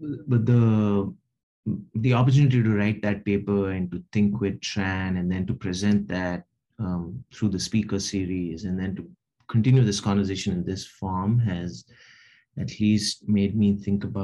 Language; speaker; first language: English; non-native, local second language; Telugu